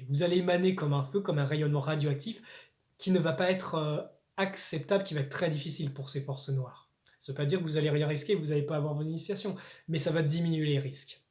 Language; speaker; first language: French; native; French